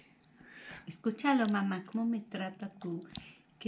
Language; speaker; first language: Spanish; native; Spanish